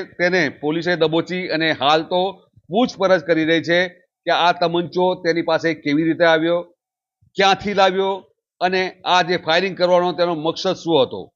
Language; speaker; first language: Gujarati; native; Gujarati